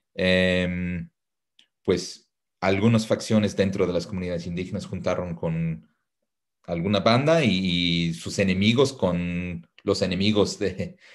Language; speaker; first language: Spanish; non-native, fluent; English